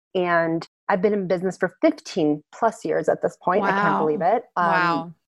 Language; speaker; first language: English; early bilingual, other home language; Turkish